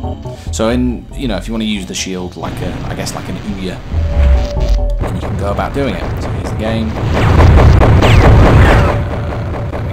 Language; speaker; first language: English; native; English